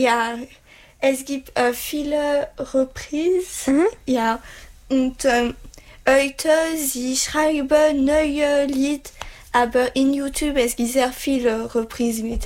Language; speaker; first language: German; non-native, learner; French